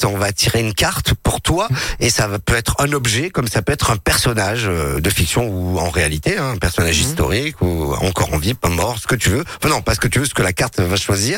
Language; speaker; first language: French; native; French